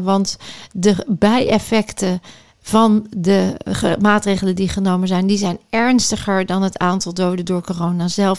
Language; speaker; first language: Dutch; native; Dutch